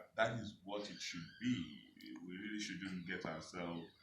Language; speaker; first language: English; non-native, local second language; Yoruba